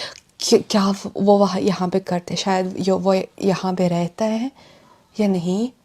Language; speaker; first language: Hindi; non-native, fluent; Russian